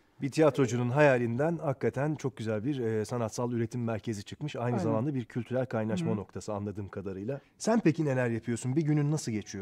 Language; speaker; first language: Turkish; native; Turkish